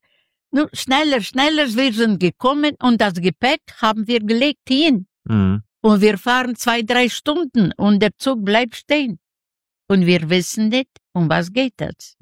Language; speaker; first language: German; non-native, learner; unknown